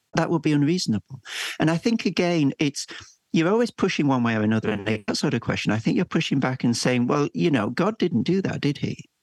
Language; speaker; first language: English; native; English